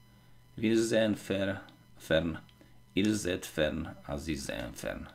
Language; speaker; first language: German; non-native, fluent; Slovak